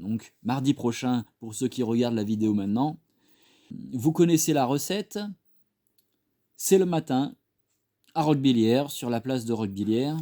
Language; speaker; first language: French; native; French